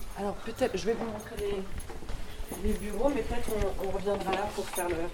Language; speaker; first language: French; native; French